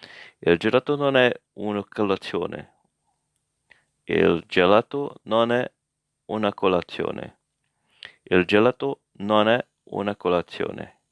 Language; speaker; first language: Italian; non-native, learner; English